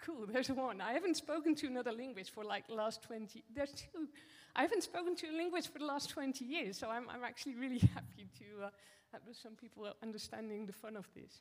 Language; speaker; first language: English; non-native, fluent; Dutch